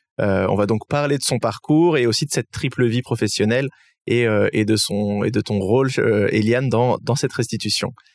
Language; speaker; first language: French; native; French